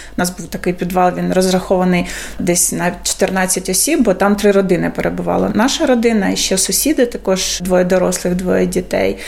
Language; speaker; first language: Ukrainian; native; Ukrainian